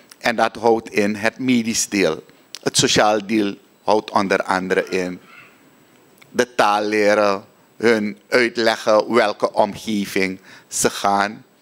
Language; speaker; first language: Dutch; native; Dutch